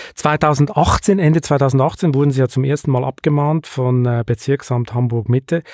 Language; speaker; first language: German; native; German